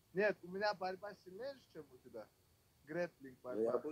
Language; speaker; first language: Russian; non-native, local second language; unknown